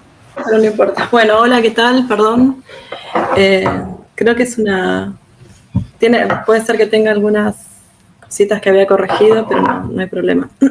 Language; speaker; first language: Spanish; native; Spanish